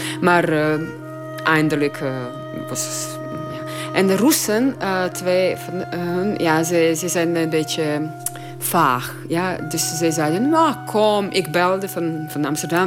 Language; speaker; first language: Dutch; non-native, learner; Croatian